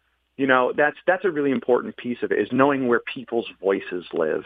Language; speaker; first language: English; native; English